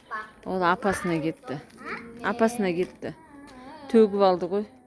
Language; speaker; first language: Kazakh; native; Kazakh